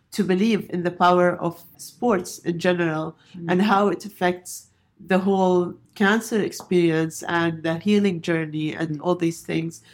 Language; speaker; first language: English; non-native, fluent; Arabic